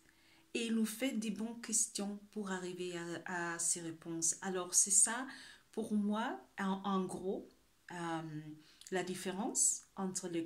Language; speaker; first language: French; non-native, fluent; Spanish